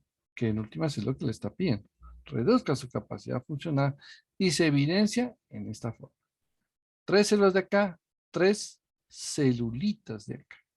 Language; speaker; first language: Spanish; native; Spanish